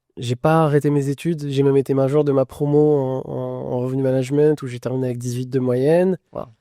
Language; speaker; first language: French; non-native, local second language; Arabic